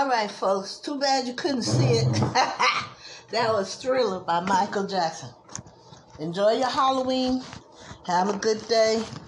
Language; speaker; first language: English; native; English